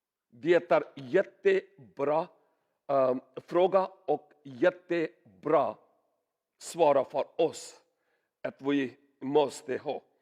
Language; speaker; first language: Swedish; non-native, learner; Urdu